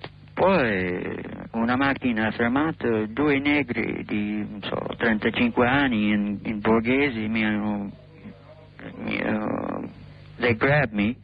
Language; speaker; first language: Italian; non-native, learner; English